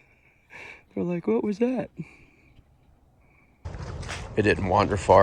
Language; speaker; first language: English; native; English